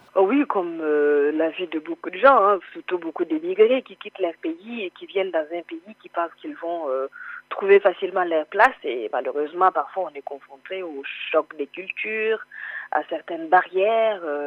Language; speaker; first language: French; non-native, local second language; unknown